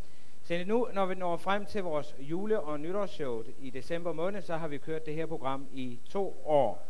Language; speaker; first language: Danish; native; Danish